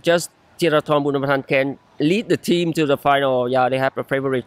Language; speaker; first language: English; non-native, learner; Vietnamese